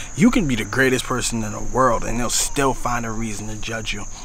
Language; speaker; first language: English; native; English